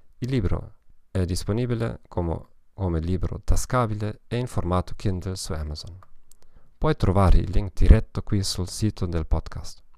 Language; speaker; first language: Italian; non-native, learner; German